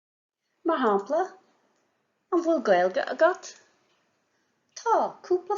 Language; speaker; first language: Irish; non-native, local second language; English